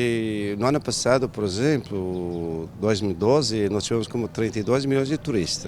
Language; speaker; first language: Portuguese; non-native, fluent; Turkish